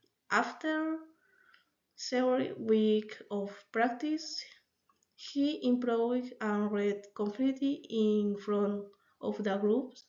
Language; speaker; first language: English; non-native, learner; Spanish